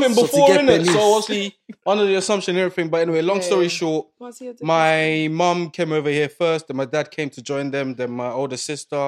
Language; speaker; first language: English; non-native, local second language; Yoruba